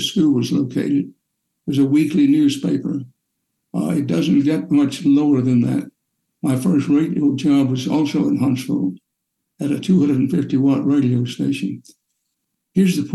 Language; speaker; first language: English; native; English